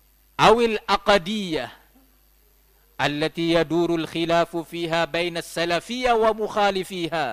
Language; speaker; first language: Arabic; non-native, fluent; Indonesian